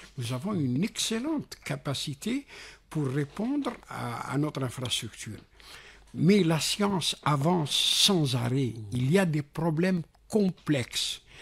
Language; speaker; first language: French; non-native, local second language; Arabic